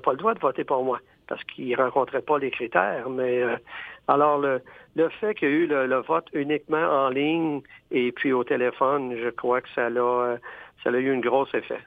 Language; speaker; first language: French; native; French